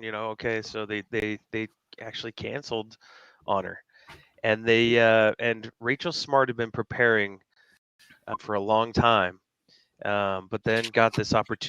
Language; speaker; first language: English; native; English